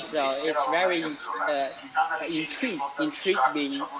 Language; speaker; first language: English; non-native, learner; Chinese